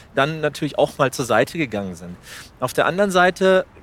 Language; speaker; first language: German; non-native, fluent; Spanish